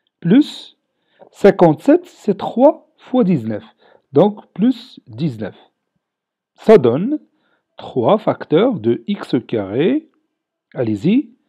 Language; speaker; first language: French; non-native, local second language; Arabic